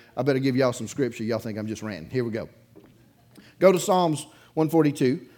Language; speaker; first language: English; native; English